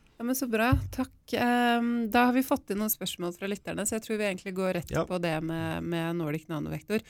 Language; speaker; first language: Norwegian; native; Norwegian